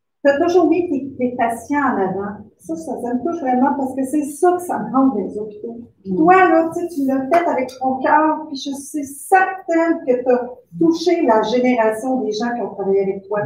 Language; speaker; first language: French; native; French